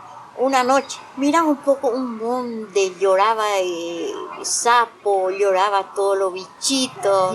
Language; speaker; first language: Spanish; non-native, local second language; Guarani